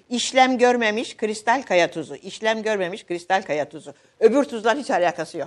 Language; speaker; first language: Turkish; native; Turkish